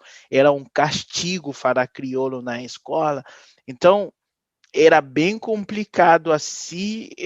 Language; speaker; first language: Portuguese; non-native, fluent; Haitian Creole